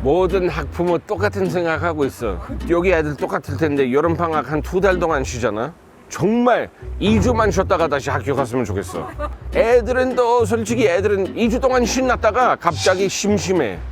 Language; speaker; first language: Korean; non-native, fluent; English